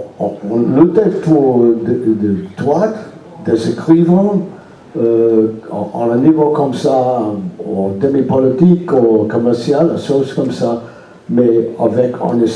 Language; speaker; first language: French; non-native, learner; English